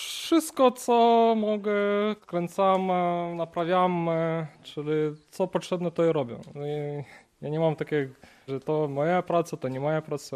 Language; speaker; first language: Polish; non-native, learner; Ukrainian